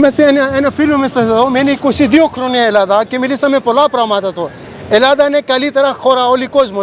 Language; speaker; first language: Greek; non-native, learner; Urdu